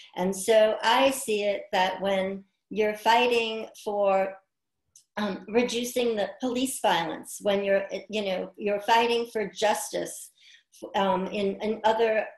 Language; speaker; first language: English; native; English